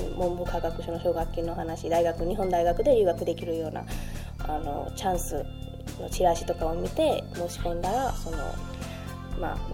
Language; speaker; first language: Japanese; non-native, fluent; Bangla